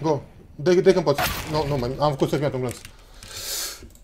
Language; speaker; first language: English; non-native, learner; Romanian